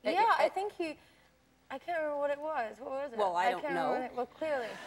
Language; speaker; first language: English; native; English